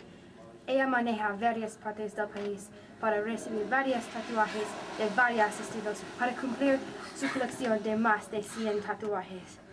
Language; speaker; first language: Spanish; non-native, learner; English